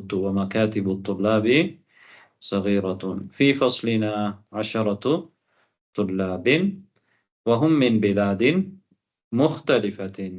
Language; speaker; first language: Arabic; non-native, fluent; Tamil